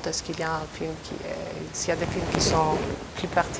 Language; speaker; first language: French; non-native, fluent; Albanian